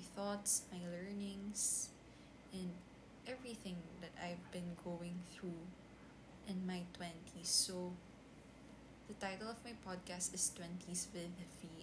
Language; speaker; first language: English; non-native, local second language; Filipino